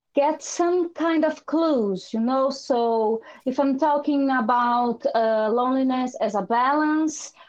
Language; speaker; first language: English; non-native, fluent; Portuguese